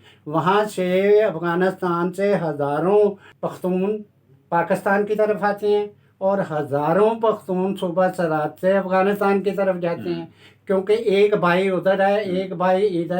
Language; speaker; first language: Urdu; non-native, local second language; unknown